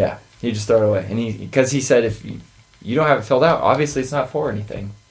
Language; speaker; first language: English; native; English